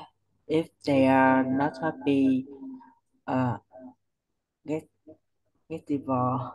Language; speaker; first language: English; non-native, learner; Vietnamese